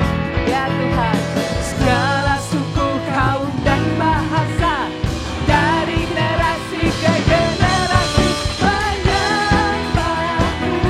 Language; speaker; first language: Indonesian; native; Indonesian